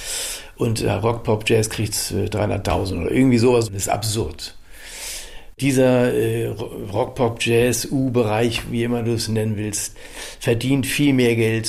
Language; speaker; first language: German; native; German